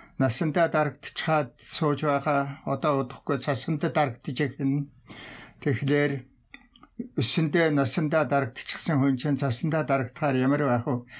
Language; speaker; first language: Mongolian; non-native, local second language; Tuvinian